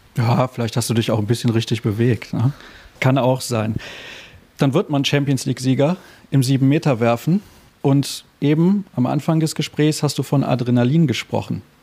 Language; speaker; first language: German; native; German